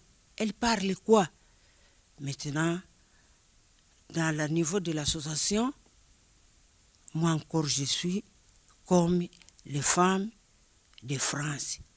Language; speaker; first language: French; non-native, learner; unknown